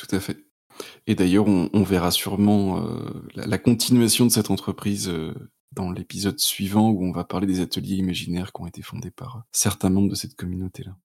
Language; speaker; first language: French; native; French